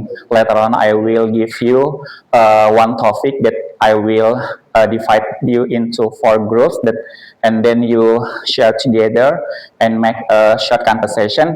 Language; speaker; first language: English; non-native, fluent; Indonesian